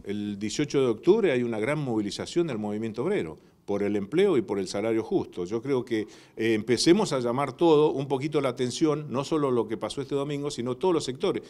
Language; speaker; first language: Spanish; native; Spanish